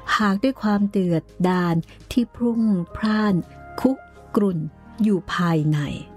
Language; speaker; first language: Thai; native; Thai